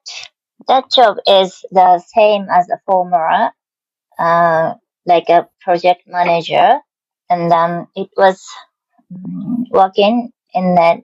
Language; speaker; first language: English; non-native, learner; Japanese